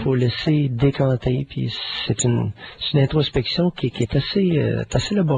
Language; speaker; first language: French; native; French